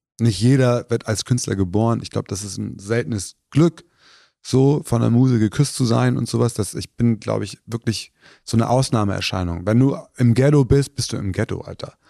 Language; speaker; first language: German; early bilingual, other home language; Turkish